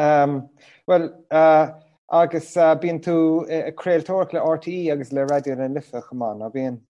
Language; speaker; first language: Irish; non-native, local second language; English